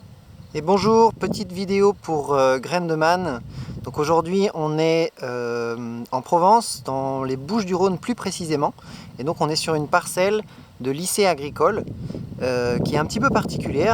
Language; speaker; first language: French; native; French